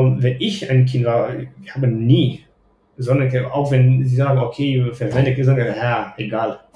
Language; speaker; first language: German; non-native, fluent; Romanian